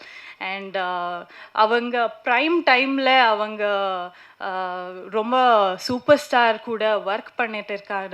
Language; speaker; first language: Tamil; non-native, learner; Kannada